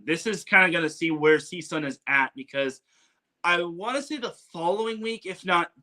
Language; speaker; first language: English; native; English